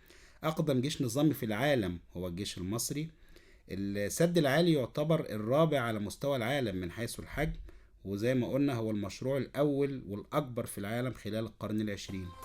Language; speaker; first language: Arabic; native; Arabic